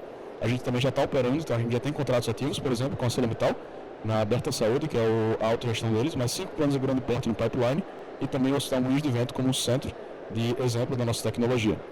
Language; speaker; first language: Portuguese; native; Portuguese